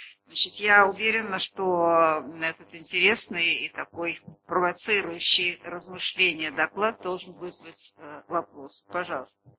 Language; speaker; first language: Russian; native; Russian